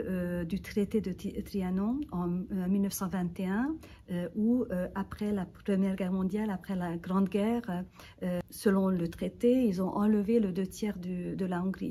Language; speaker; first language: French; non-native, fluent; Hungarian